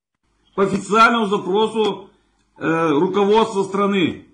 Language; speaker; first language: Russian; native; Russian